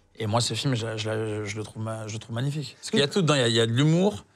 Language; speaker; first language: French; native; French